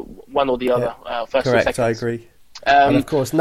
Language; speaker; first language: English; native; English